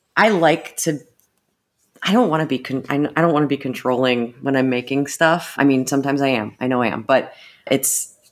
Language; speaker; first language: English; native; English